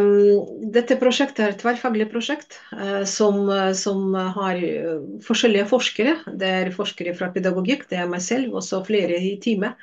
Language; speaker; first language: Norwegian; non-native, fluent; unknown